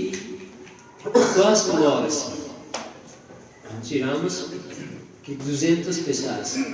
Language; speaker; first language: Portuguese; non-native, fluent; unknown